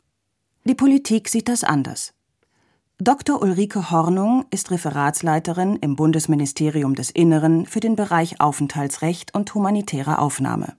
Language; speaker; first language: German; native; German